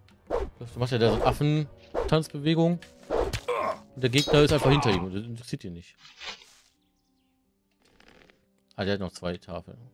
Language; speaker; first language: German; native; German